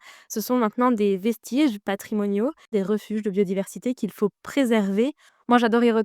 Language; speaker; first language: French; native; French